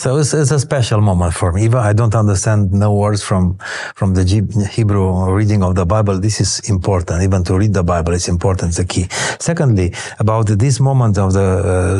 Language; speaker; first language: English; non-native, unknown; Romanian